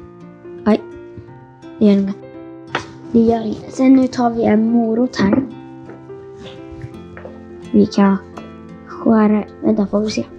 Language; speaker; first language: Swedish; non-native, fluent; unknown